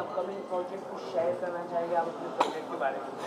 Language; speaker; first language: Hindi; native; Hindi